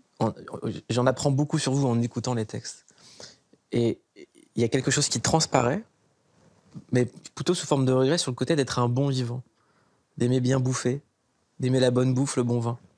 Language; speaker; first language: French; native; French